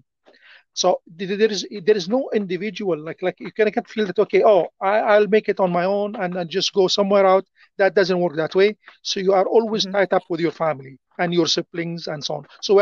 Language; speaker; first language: English; non-native, fluent; Arabic